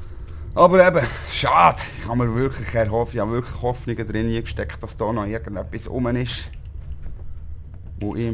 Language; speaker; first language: German; native; German